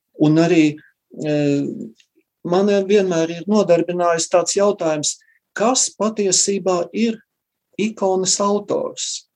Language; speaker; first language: Latvian; native; Latvian